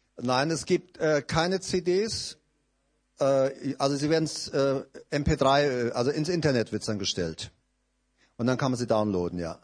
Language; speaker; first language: German; native; German